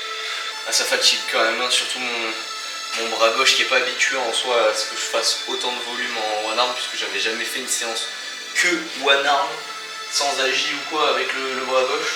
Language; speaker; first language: French; native; French